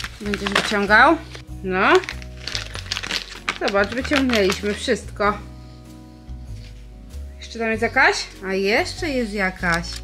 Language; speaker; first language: Polish; native; Polish